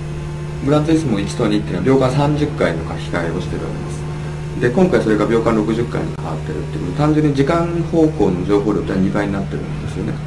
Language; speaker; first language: Japanese; native; Japanese